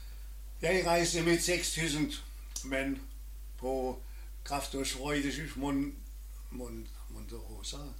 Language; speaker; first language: Norwegian; non-native, learner; German